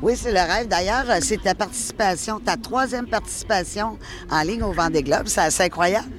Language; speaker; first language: French; native; French